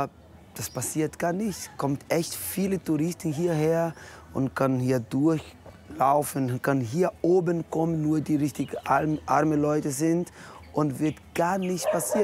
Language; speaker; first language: German; non-native, learner; Portuguese